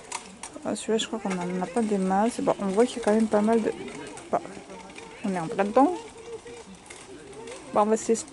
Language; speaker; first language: French; native; French